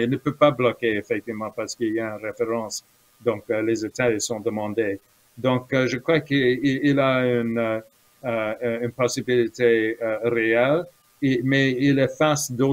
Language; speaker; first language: French; non-native, fluent; English